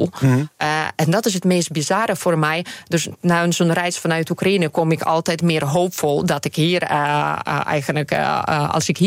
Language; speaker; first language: Dutch; non-native, fluent; Ukrainian